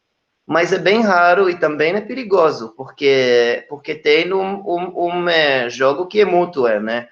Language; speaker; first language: Portuguese; non-native, fluent; Hebrew